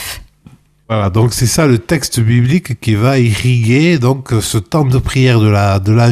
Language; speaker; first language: French; native; French